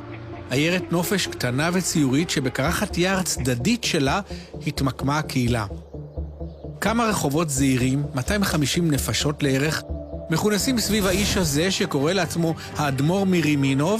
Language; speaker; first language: Hebrew; native; Hebrew